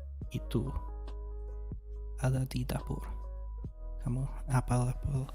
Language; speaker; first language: Indonesian; non-native, learner; English